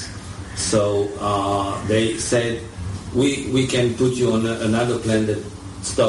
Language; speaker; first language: English; early bilingual, other home language; French